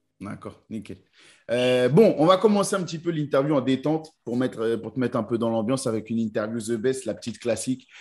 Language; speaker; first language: French; native; French